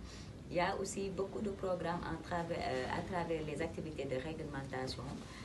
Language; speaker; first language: French; non-native, local second language; Wolof